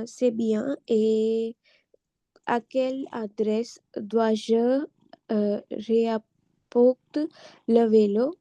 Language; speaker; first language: French; non-native, learner; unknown